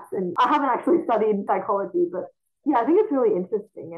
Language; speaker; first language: English; non-native, fluent; Chinese